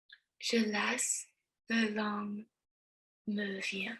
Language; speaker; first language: French; non-native, learner; English